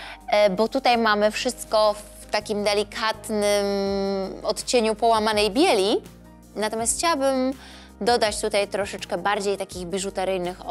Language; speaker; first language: Polish; native; Polish